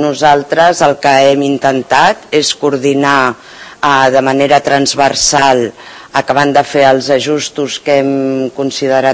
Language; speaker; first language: Catalan; native; Catalan